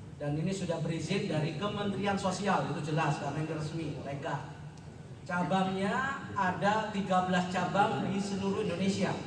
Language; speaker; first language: Indonesian; non-native, local second language; Javanese